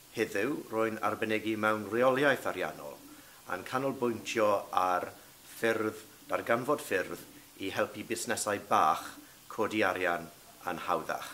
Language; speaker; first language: Welsh; non-native, local second language; English